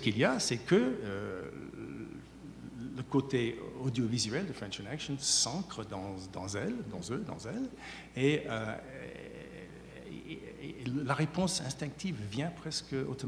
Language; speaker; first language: French; native; French